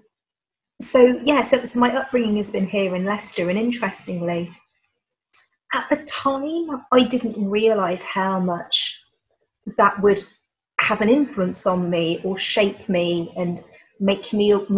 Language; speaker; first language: English; native; English